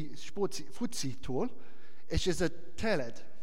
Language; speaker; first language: Hungarian; non-native, learner; English